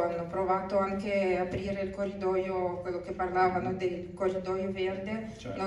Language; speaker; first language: Italian; early bilingual, other home language; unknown